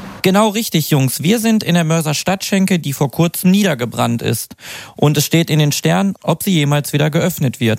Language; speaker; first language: German; native; German